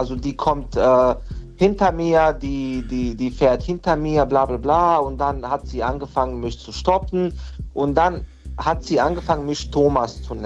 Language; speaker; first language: German; non-native, fluent; Bosnian